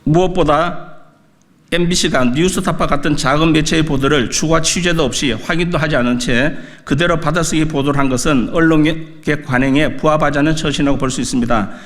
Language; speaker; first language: Korean; native; Korean